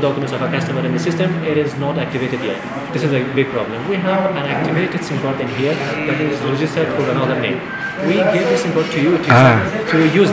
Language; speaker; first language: English; non-native, learner; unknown